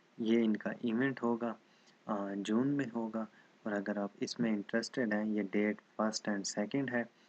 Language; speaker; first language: Urdu; non-native, local second language; Saraiki